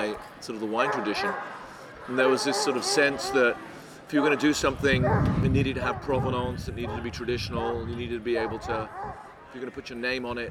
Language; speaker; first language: English; native; English